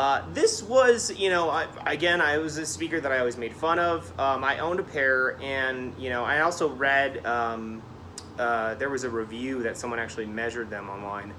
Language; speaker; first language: English; native; English